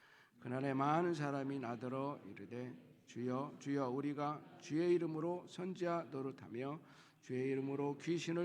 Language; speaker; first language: Korean; native; Korean